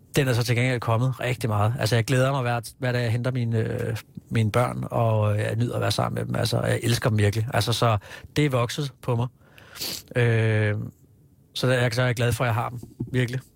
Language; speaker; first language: Danish; native; Danish